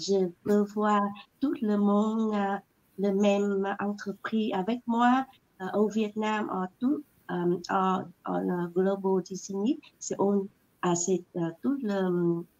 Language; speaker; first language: French; non-native, learner; Vietnamese